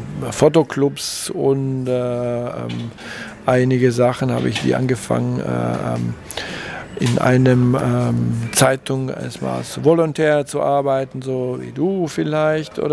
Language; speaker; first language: German; non-native, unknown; Croatian